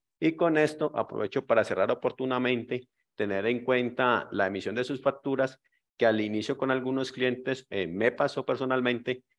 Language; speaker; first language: Spanish; native; Spanish